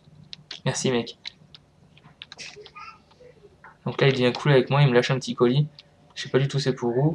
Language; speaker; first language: French; native; French